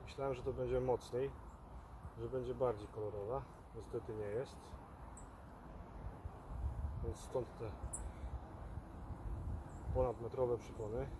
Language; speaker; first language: Polish; native; Polish